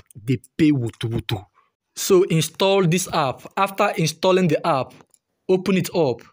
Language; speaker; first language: English; non-native, local second language; Igbo